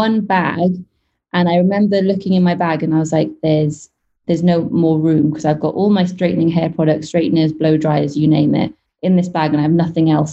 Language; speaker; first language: English; native; English